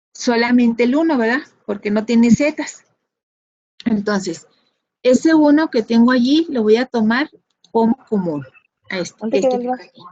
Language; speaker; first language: Spanish; native; Spanish